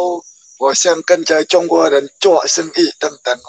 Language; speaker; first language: Chinese; non-native, learner; Khmer